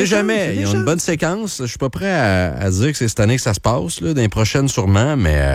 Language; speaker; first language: French; native; French